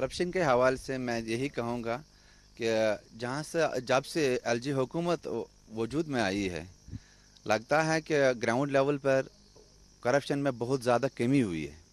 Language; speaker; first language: Hindi; non-native, local second language; Kashmiri